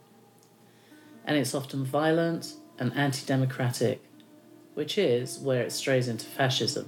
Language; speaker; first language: English; native; English